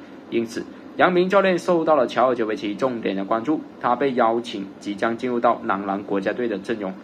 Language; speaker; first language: Chinese; native; Chinese